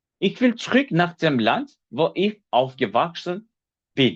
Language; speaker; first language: German; non-native, fluent; Turkish